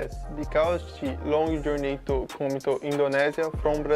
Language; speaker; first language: English; non-native, learner; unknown